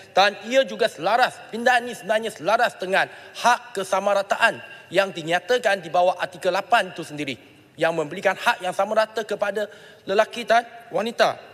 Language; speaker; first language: Malay; non-native, local second language; Chinese